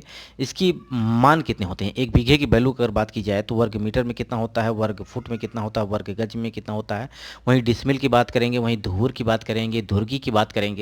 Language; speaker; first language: Hindi; native; Hindi